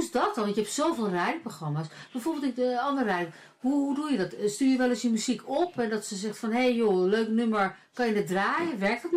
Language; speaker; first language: Dutch; native; Dutch